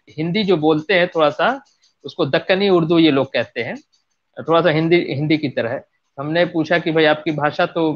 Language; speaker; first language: Hindi; non-native, local second language; Bhojpuri